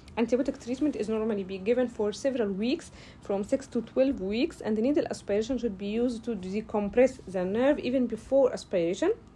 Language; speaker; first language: English; non-native, fluent; Arabic